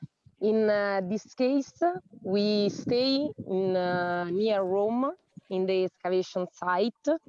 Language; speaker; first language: English; non-native, learner; Italian